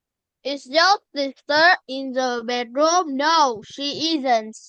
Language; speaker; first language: English; non-native, learner; Vietnamese